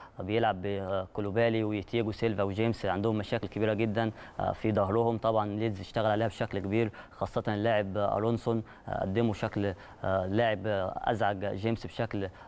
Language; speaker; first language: Arabic; native; Arabic